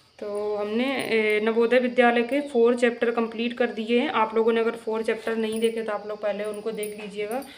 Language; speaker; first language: Hindi; native; Hindi